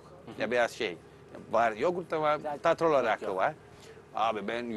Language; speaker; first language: Turkish; non-native, learner; Italian